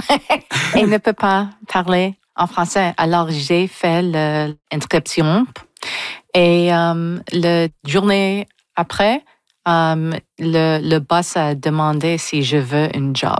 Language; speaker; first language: French; non-native, local second language; English